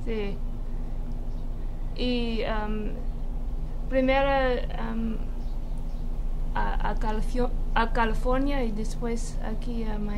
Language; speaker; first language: Spanish; non-native, learner; English